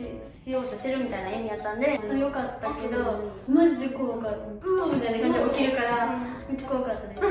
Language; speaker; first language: Japanese; native; Japanese